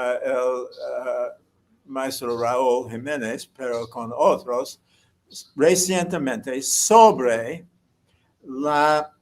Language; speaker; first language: Spanish; non-native, fluent; English